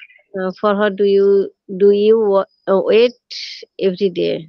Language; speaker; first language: English; non-native, learner; Bangla